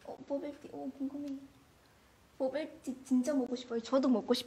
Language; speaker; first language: Korean; non-native, fluent; Indonesian